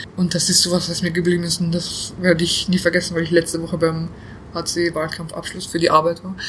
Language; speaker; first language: German; early bilingual, other home language; Bosnian